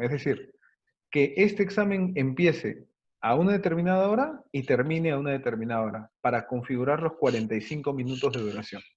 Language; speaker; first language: Spanish; native; Spanish